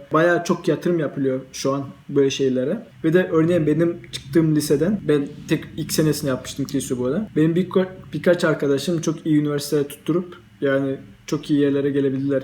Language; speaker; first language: Turkish; early bilingual, heritage; Turkish